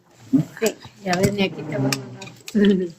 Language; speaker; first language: Spanish; native; Spanish